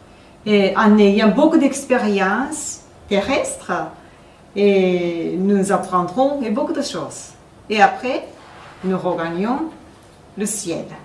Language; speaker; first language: French; non-native, fluent; Japanese